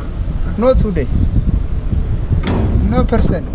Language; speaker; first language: English; non-native, learner; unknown